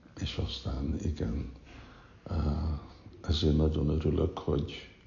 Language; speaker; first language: Hungarian; early bilingual, heritage; Hungarian